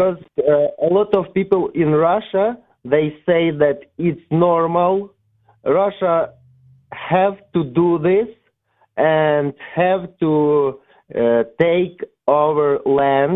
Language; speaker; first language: English; non-native, learner; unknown